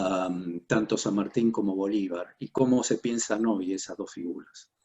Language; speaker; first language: Spanish; native; Spanish